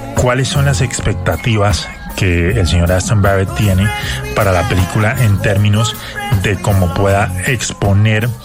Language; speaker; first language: Spanish; native; Spanish